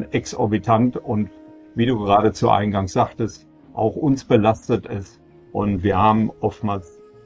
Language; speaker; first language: German; native; German